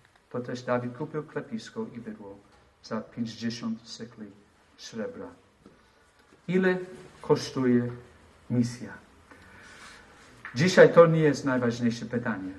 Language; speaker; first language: Polish; non-native, fluent; English